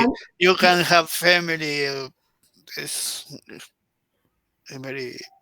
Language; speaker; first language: English; non-native, learner; Spanish